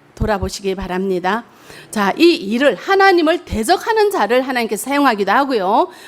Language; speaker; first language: Korean; native; Korean